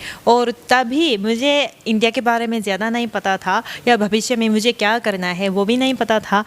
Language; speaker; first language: Hindi; non-native, fluent; Japanese